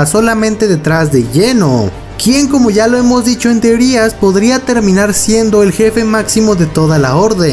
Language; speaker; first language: Spanish; native; Spanish